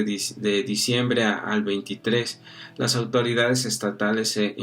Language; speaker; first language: Spanish; native; Spanish